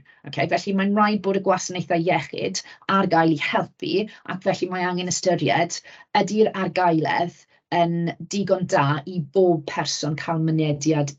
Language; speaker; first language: Welsh; native; Welsh